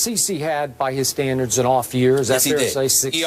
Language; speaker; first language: English; native; English